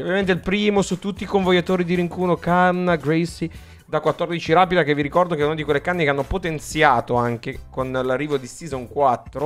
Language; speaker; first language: Italian; native; Italian